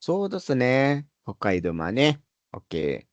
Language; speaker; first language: Japanese; non-native, fluent; Nepali